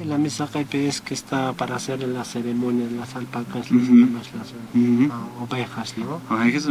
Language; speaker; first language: Spanish; non-native, local second language; Quechua